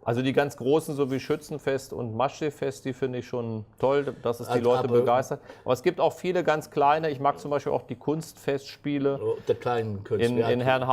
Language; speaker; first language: German; native; German